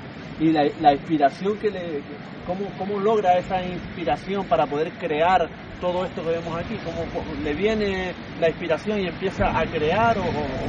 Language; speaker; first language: Spanish; native; Spanish